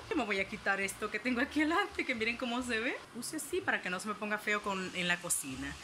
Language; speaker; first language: Spanish; native; Spanish